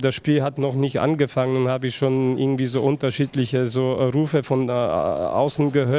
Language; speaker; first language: German; non-native, fluent; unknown